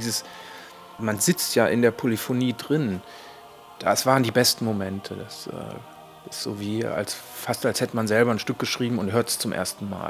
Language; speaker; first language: German; native; German